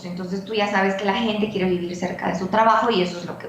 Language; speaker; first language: Spanish; native; Spanish